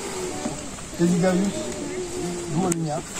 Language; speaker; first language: French; native; French